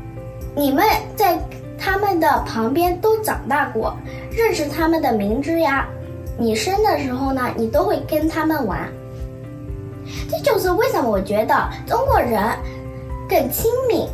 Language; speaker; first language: Chinese; early bilingual, heritage; Chinese